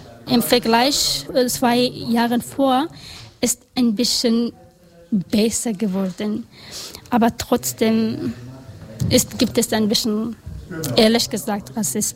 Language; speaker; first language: German; non-native, learner; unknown